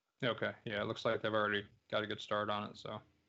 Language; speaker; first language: English; native; English